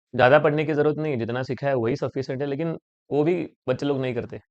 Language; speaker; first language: Hindi; non-native, local second language; Marathi